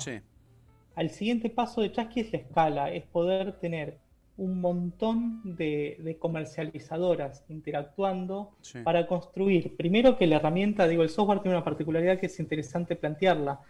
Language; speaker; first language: Spanish; native; Spanish